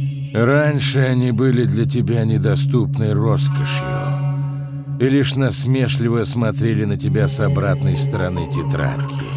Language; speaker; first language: Russian; native; Russian